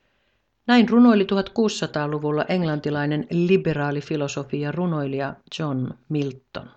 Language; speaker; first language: Finnish; native; Finnish